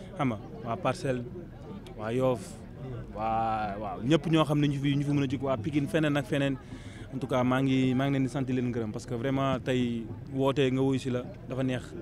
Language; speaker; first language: Wolof; native; Wolof